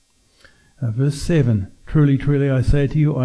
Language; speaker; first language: English; native; English